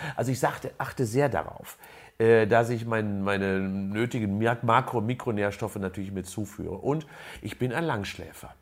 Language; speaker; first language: German; native; German